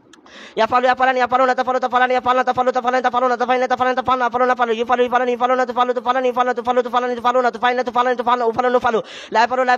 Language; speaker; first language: Arabic; non-native, learner; Bangla